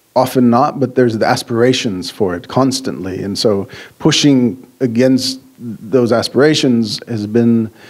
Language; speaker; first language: English; native; English